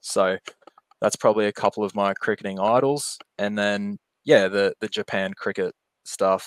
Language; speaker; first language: English; non-native, local second language; Japanese